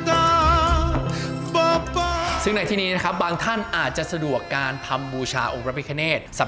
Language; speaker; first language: Thai; native; Thai